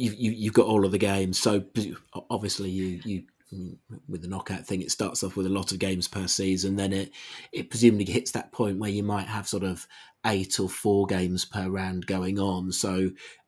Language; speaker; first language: English; native; English